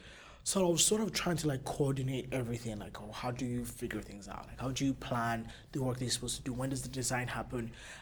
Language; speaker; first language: English; non-native, local second language; Yoruba